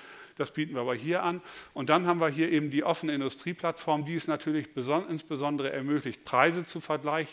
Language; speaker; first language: German; native; German